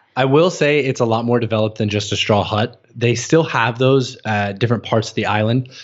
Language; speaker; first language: English; native; English